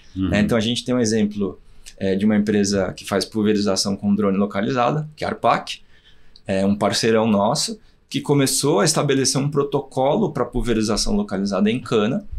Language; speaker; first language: Portuguese; native; Portuguese